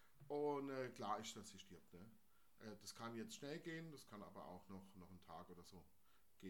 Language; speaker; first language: German; native; German